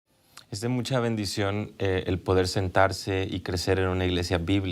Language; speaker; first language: Spanish; native; Spanish